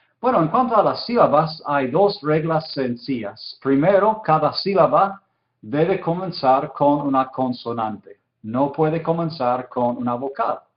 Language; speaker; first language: Spanish; non-native, fluent; English